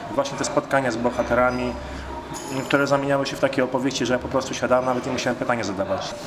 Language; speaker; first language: Polish; native; Polish